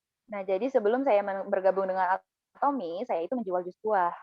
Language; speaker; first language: Indonesian; native; Indonesian